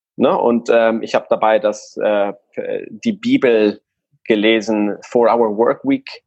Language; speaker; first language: German; non-native, fluent; Spanish